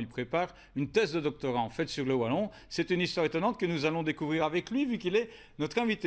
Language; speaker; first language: French; native; French